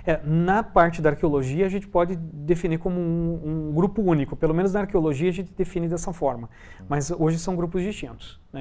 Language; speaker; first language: Portuguese; native; Portuguese